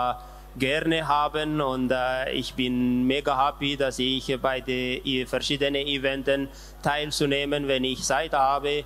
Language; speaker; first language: German; non-native, learner; Tigrinya